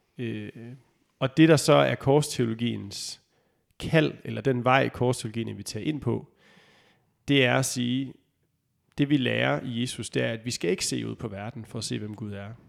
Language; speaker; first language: Danish; native; Danish